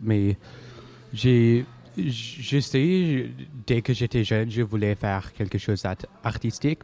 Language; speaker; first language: French; non-native, local second language; English